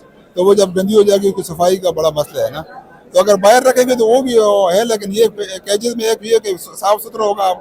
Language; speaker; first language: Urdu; non-native, local second language; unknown